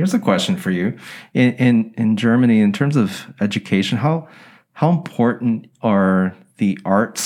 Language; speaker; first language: English; native; English